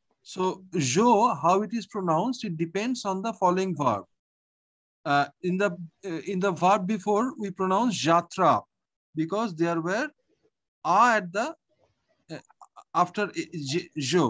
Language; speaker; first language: English; non-native, local second language; Bangla